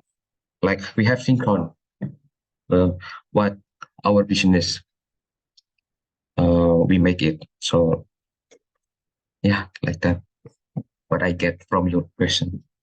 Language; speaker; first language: English; non-native, learner; Indonesian